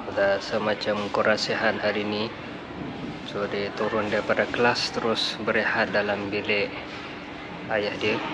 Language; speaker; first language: Malay; non-native, fluent; Western Cham